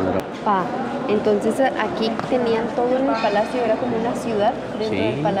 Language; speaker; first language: Spanish; native; Spanish